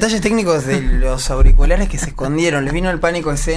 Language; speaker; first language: Spanish; native; Spanish